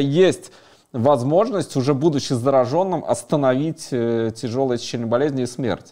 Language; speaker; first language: Russian; native; Russian